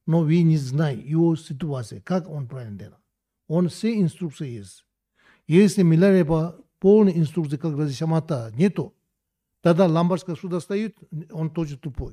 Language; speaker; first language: Russian; non-native, learner; Tibetan